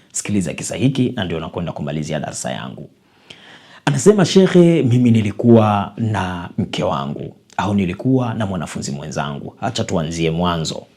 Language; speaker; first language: Swahili; native; Swahili